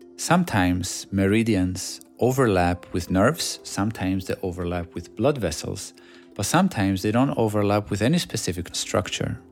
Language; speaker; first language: English; non-native, fluent; Swedish